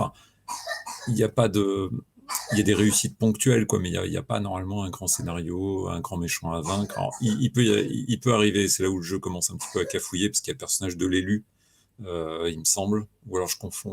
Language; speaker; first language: French; native; French